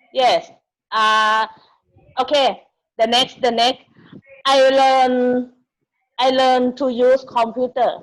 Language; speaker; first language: English; non-native, learner; Thai